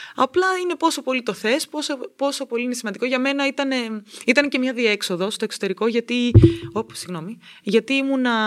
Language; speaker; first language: Greek; native; Greek